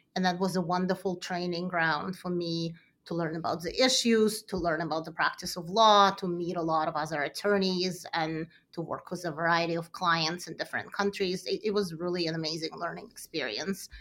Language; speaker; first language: English; early bilingual, other home language; Russian